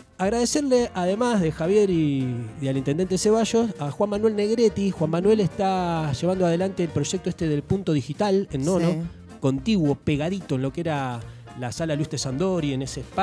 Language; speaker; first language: Spanish; native; Spanish